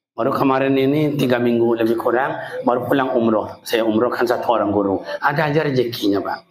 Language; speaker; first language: Malay; native; Malay